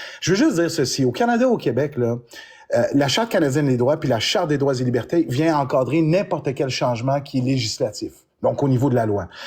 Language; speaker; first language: French; native; French